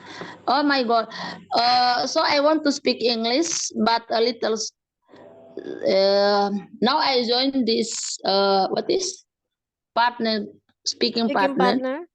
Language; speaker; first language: English; non-native, learner; Indonesian